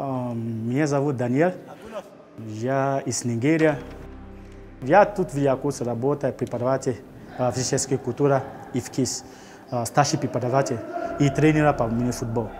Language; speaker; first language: Russian; non-native, learner; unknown